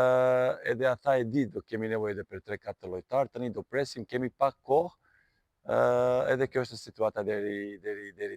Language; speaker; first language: Albanian; non-native, learner; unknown